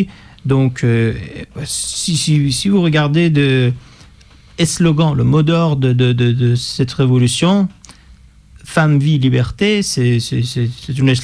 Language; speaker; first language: French; non-native, fluent; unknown